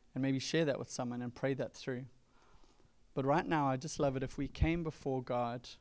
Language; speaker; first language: English; native; English